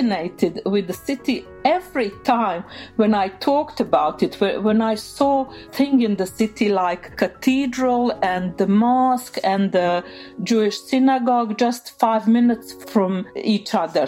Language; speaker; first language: English; non-native, fluent; Bosnian